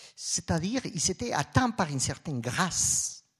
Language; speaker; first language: French; non-native, fluent; Spanish